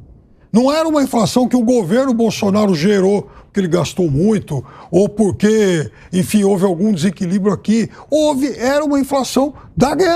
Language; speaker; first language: Portuguese; native; Portuguese